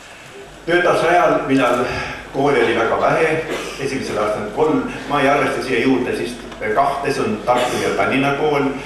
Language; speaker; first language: Estonian; native; Estonian